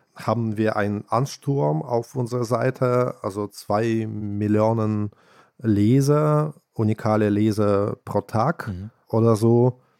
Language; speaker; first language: German; non-native, fluent; Russian